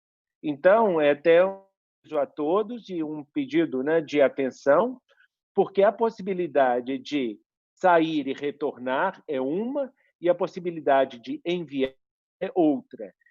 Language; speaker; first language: Portuguese; native; Portuguese